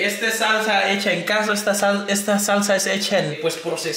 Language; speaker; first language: Spanish; native; Spanish